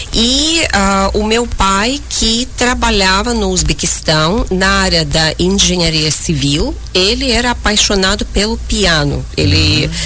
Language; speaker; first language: Portuguese; non-native, fluent; Russian